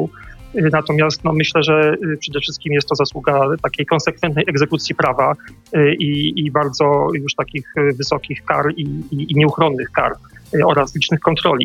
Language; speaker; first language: Polish; native; Polish